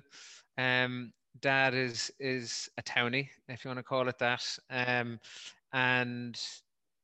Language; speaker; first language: English; native; English